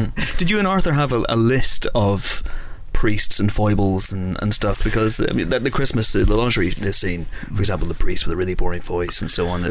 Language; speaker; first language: English; native; English